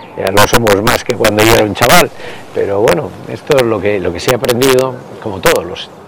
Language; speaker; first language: Spanish; native; Spanish